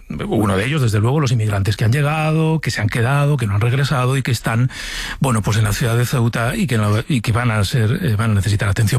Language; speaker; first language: Spanish; native; Spanish